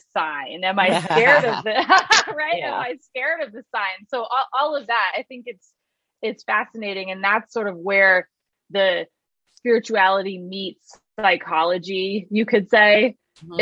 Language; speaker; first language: English; native; English